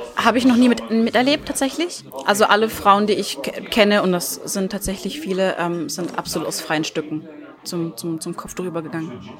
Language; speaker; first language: German; early bilingual, other home language; Turkish